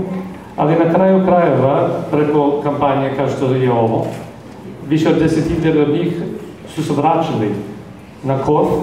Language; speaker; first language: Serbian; non-native, fluent; English